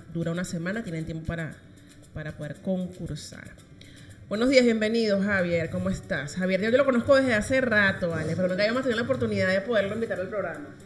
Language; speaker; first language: Spanish; native; Spanish